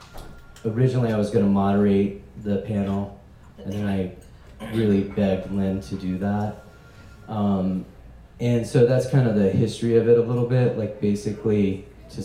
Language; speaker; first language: English; native; English